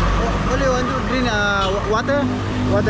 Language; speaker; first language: English; non-native, learner; Indonesian